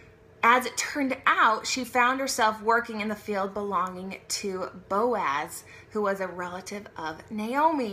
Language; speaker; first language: English; native; English